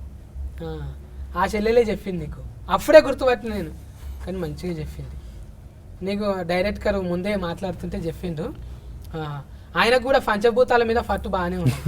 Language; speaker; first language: Telugu; native; Telugu